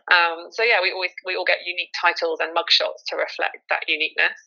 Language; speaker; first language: English; native; English